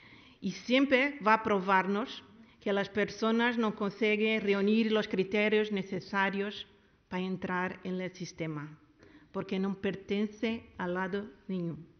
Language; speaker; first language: Spanish; non-native, learner; Portuguese